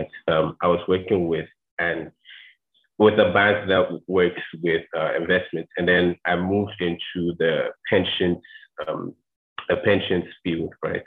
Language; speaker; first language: English; non-native, local second language; Akan